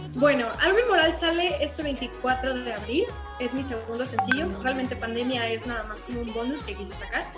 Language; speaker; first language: Spanish; native; Spanish